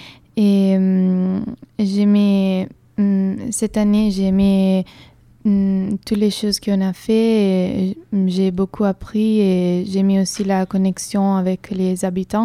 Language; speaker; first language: French; non-native, fluent; Italian